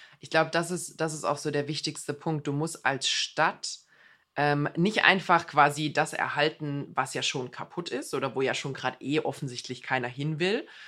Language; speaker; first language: German; native; German